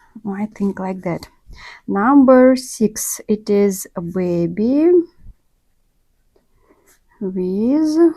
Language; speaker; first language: English; non-native, learner; Russian